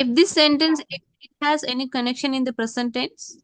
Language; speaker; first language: English; non-native, fluent; Tamil